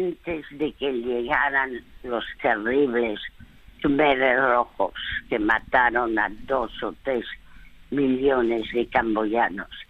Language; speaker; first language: Spanish; early bilingual, other home language; French